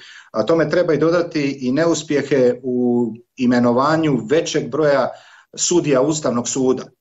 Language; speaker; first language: Serbian; native; Serbian